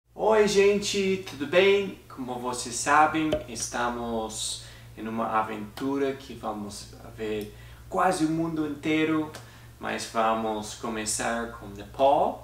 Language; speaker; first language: Portuguese; non-native, fluent; English